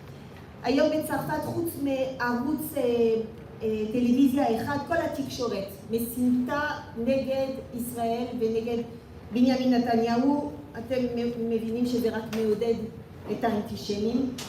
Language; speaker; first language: Hebrew; non-native, fluent; French